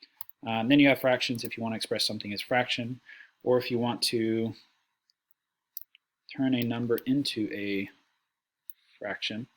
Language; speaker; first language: English; native; English